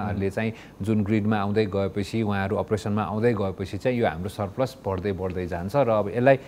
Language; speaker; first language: Nepali; native; Nepali